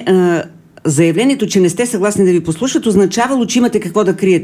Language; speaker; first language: Bulgarian; native; Bulgarian